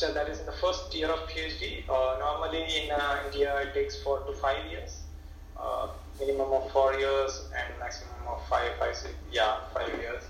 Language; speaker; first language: English; non-native, local second language; Malayalam